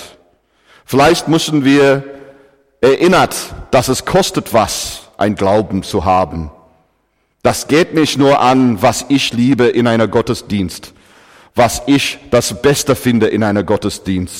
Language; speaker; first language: German; non-native, fluent; English